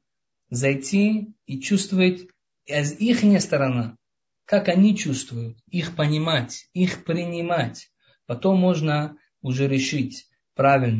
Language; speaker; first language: Russian; early bilingual, heritage; Russian